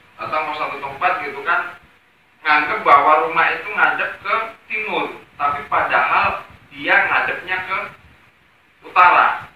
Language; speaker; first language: Indonesian; non-native, local second language; Javanese